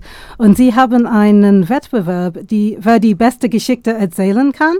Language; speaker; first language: German; non-native, fluent; English